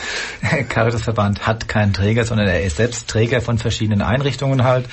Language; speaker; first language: German; native; German